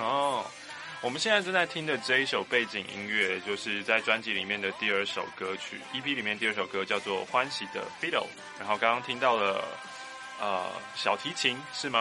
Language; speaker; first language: Chinese; native; Chinese